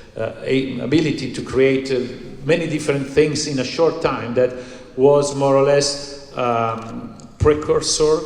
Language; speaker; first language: English; non-native, fluent; Italian